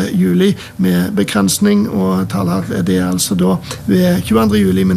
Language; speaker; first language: Norwegian; native; Norwegian